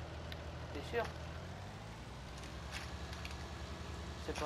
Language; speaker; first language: French; native; French